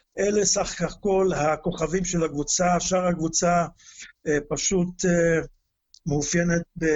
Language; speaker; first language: Hebrew; native; Hebrew